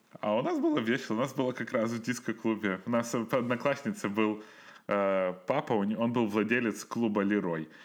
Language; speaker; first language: Ukrainian; non-native, local second language; Russian